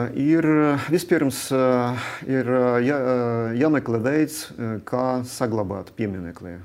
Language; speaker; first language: Latvian; non-native, local second language; Russian